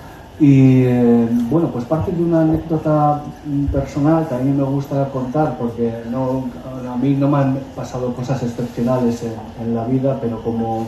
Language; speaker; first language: Spanish; native; Spanish